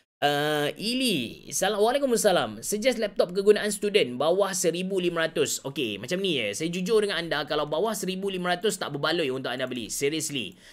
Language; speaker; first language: Malay; native; Malay